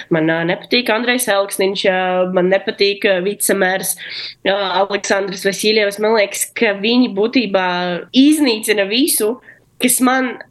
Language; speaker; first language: Latvian; non-native, local second language; Russian